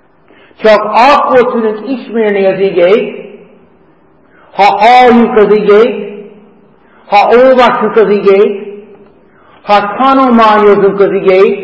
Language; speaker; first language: Hungarian; non-native, learner; English